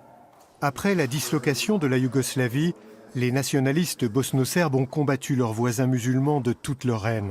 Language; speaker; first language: French; native; French